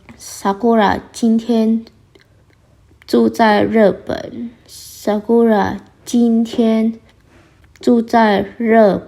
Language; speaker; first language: Chinese; non-native, fluent; Indonesian